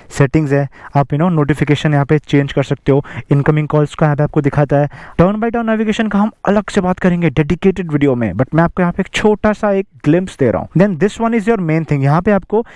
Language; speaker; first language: Hindi; native; Hindi